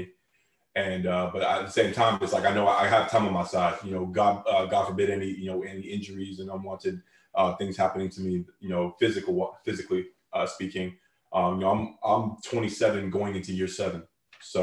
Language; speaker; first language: English; native; English